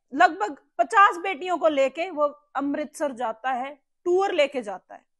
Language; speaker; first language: Hindi; native; Hindi